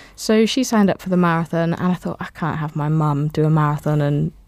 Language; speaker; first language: English; native; English